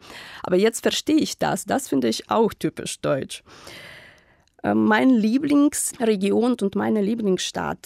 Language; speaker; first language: German; non-native, fluent; Ukrainian